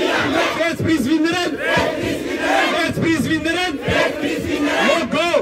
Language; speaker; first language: Norwegian; non-native, learner; Oromo